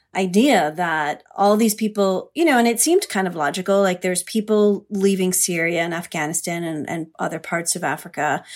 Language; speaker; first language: English; early bilingual, other home language; Hindi